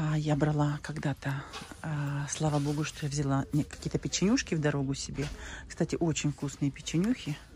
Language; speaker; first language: Russian; native; Russian